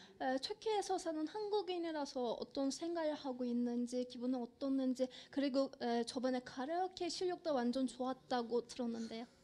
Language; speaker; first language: Korean; non-native, fluent; Turkish